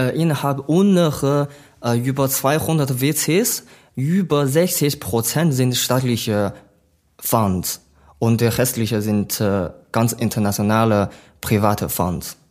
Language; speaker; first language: German; non-native, learner; Chinese